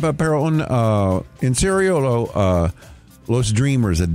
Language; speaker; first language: Spanish; non-native, learner; English